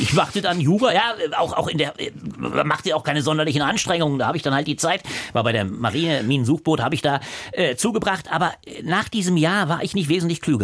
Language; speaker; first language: German; native; German